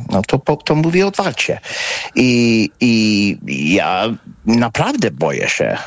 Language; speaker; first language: Polish; non-native, fluent; English